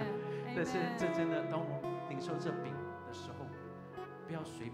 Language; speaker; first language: Chinese; native; Chinese